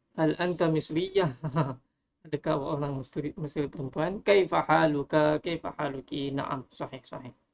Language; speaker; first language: Malay; native; Malay